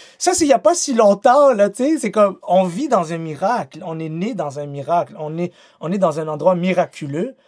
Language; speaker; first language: French; native; French